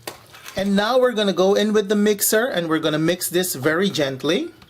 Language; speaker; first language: English; non-native, fluent; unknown